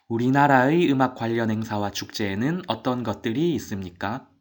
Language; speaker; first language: Korean; native; Korean